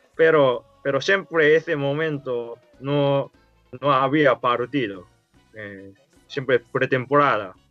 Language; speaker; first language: Spanish; non-native, learner; Japanese